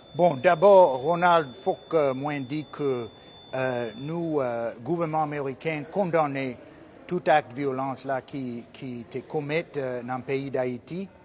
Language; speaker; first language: Haitian Creole; non-native, fluent; English